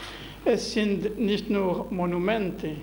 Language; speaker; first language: German; non-native, local second language; French